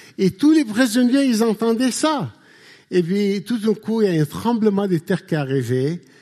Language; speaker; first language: French; non-native, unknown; Arabic